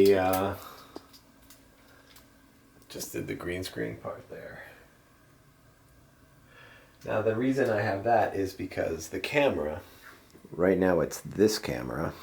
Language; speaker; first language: English; early bilingual, other home language; Spanish